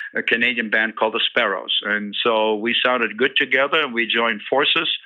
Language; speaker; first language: English; early bilingual, other home language; German